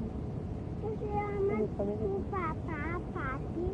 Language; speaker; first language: Spanish; early bilingual, heritage; Spanish